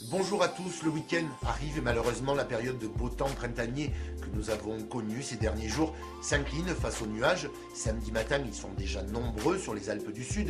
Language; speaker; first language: French; native; French